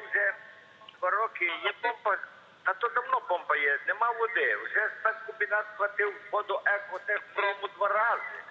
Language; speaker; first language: Ukrainian; native; Ukrainian